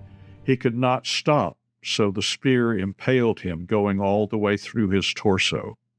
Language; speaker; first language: English; native; English